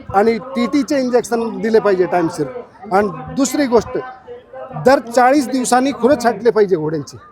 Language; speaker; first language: Marathi; non-native, local second language; Hindi